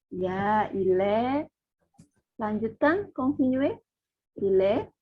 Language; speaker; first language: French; non-native, fluent; Indonesian